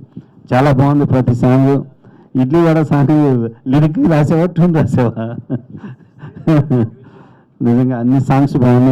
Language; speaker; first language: Telugu; native; Telugu